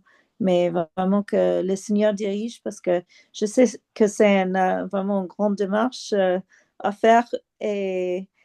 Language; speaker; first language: French; non-native, fluent; English